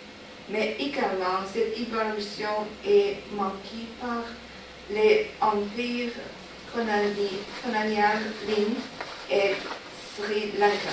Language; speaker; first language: French; non-native, learner; Chinese